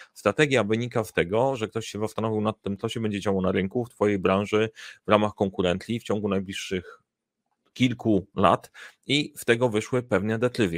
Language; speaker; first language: Polish; native; Polish